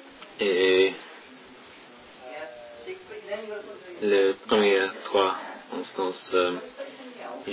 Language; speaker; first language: French; non-native, learner; English